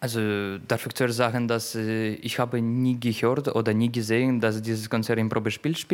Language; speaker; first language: German; non-native, learner; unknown